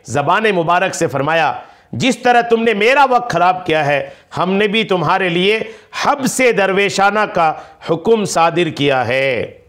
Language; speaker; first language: Urdu; native; Urdu